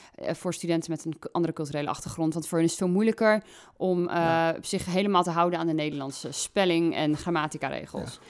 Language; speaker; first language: Dutch; native; Dutch